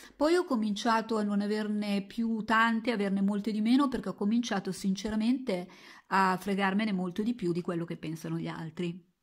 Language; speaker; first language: Italian; native; Italian